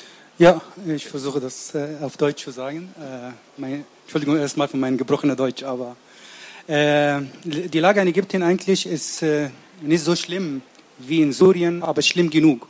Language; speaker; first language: German; non-native, learner; Arabic